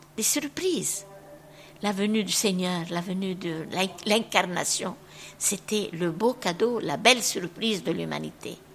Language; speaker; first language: French; non-native, local second language; Arabic